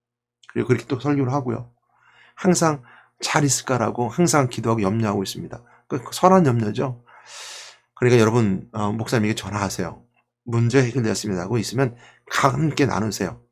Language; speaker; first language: Korean; native; Korean